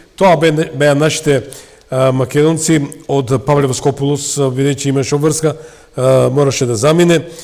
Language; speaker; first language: Macedonian; native; Macedonian